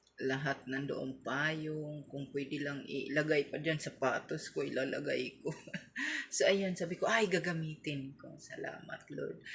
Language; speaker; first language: Filipino; non-native, local second language; Waray